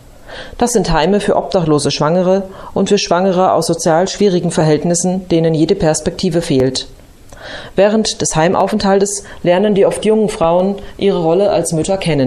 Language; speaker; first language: German; native; German